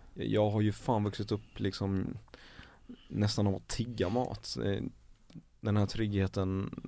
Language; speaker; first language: Swedish; early bilingual, other home language; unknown